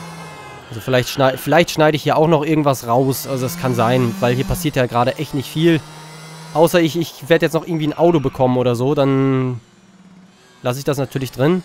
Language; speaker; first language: German; native; German